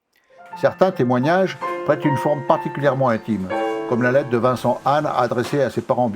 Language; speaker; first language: French; native; French